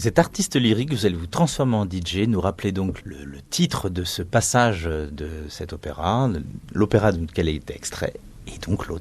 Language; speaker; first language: French; native; French